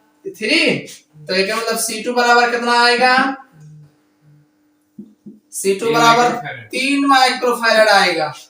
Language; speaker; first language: Hindi; native; Hindi